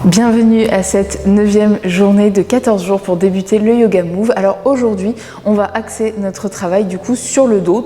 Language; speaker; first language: French; native; French